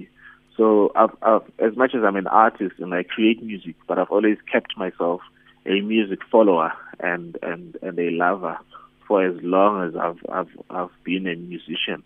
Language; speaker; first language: English; non-native, local second language; Zulu